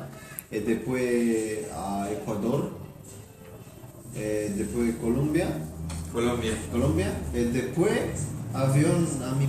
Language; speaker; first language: Spanish; non-native, learner; Romanian